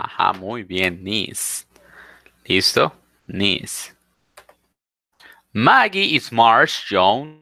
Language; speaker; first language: Spanish; native; Spanish